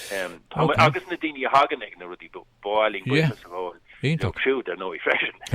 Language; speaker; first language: Irish; native; Irish